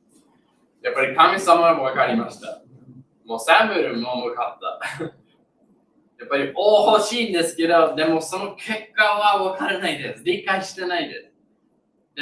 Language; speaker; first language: Japanese; non-native, fluent; English